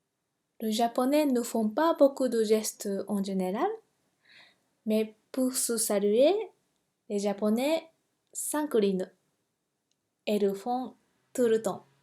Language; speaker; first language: French; non-native, fluent; Japanese